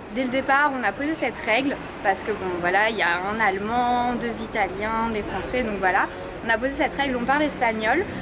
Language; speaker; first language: French; native; French